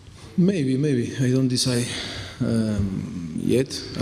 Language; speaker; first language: English; non-native, fluent; Spanish